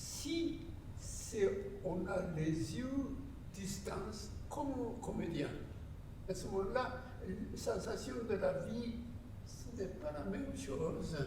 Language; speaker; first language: French; non-native, learner; Japanese